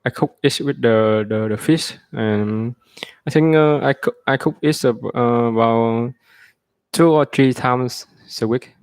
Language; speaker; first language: English; non-native, learner; Vietnamese